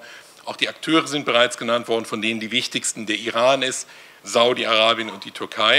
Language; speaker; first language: German; native; German